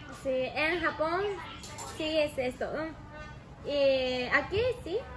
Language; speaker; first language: Spanish; non-native, learner; Japanese